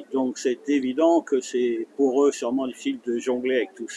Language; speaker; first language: French; native; French